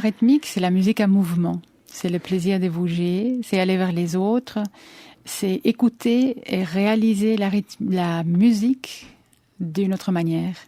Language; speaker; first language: French; non-native, fluent; Spanish